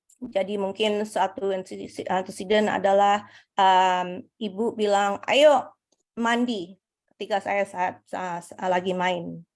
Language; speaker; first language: Indonesian; early bilingual, heritage; Indonesian